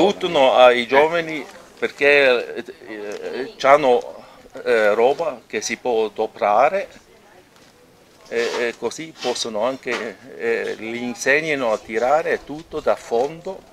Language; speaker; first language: Italian; non-native, local second language; German